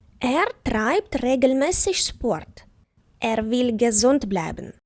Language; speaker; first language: German; non-native, fluent; Ukrainian